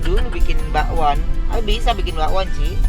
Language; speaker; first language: Indonesian; native; Indonesian